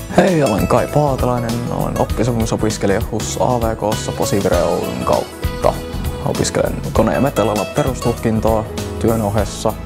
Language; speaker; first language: Finnish; native; Finnish